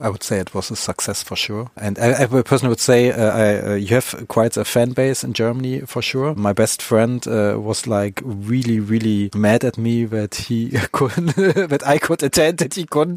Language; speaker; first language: English; non-native, fluent; German